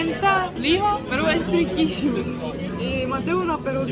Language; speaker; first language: Spanish; non-native, fluent; Estonian